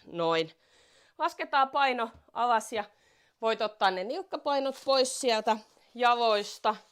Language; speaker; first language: Finnish; native; Finnish